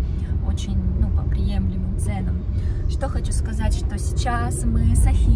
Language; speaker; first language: Russian; native; Russian